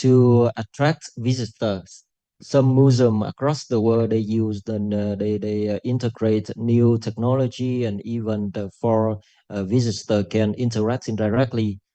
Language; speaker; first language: English; non-native, fluent; Vietnamese